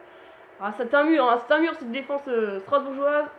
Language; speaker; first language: French; native; French